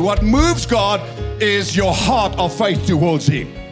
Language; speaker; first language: English; non-native, local second language; Afrikaans